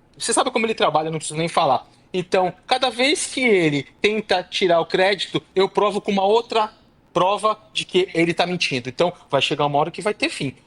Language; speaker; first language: Portuguese; native; Portuguese